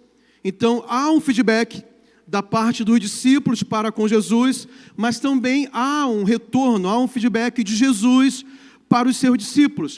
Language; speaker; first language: Portuguese; native; Portuguese